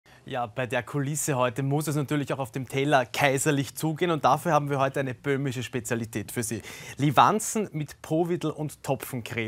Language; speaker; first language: German; native; German